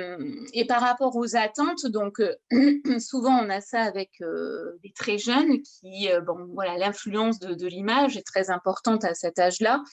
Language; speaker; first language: French; native; French